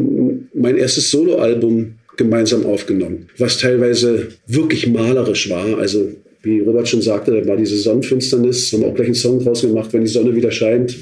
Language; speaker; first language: German; native; German